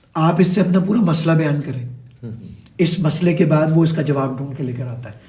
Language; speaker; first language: Urdu; native; Urdu